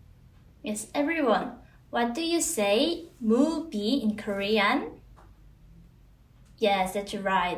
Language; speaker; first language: English; non-native, fluent; Korean